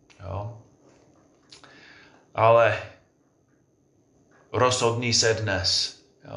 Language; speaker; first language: Czech; non-native, fluent; English